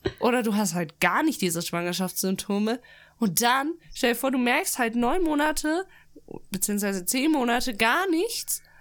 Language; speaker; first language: German; early bilingual, other home language; Russian